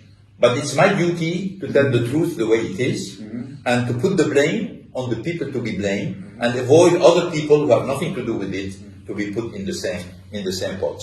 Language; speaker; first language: English; non-native, fluent; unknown